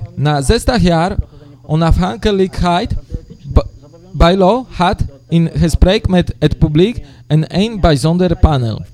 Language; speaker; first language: Dutch; non-native, fluent; Polish